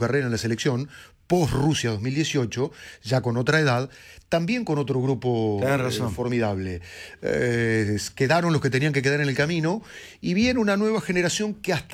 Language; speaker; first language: Spanish; native; Spanish